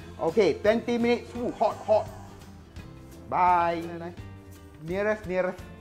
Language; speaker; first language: English; non-native, local second language; Chinese